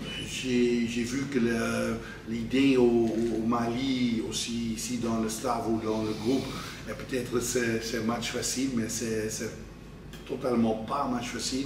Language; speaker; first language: French; non-native, fluent; Dutch